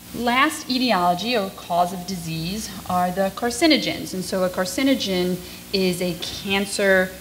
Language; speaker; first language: English; native; English